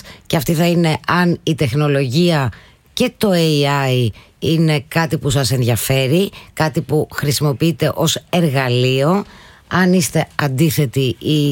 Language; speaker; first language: Greek; native; Greek